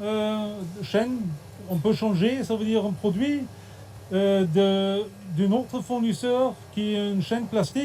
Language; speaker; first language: French; non-native, fluent; German